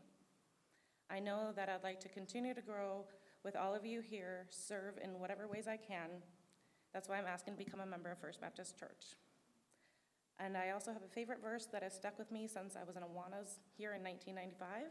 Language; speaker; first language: English; native; English